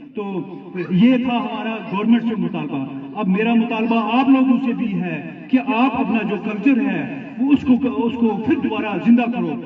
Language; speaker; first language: Urdu; non-native, local second language; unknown